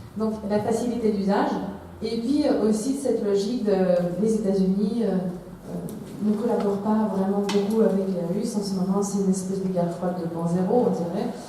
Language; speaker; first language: French; non-native, fluent; Russian